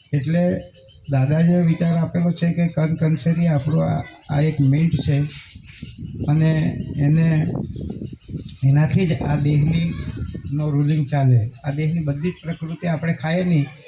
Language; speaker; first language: Gujarati; non-native, local second language; Kukna